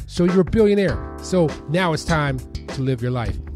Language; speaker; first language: English; native; English